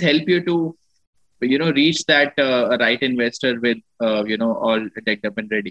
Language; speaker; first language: English; non-native, local second language; Punjabi